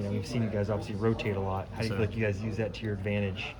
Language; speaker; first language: English; native; English